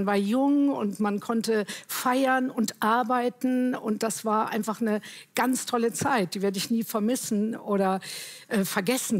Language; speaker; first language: German; native; German